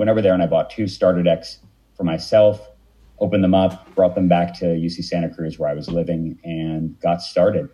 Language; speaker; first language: English; native; English